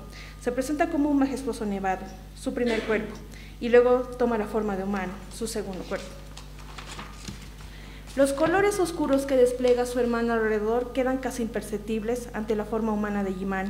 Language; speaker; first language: Spanish; native; Spanish